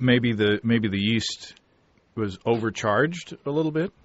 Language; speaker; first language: English; native; English